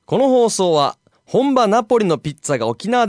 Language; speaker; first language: Japanese; native; Japanese